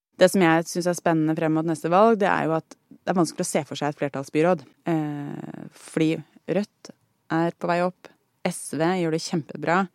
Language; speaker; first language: Norwegian; native; Norwegian